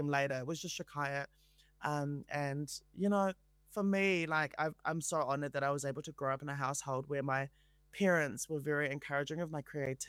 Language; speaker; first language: English; native; English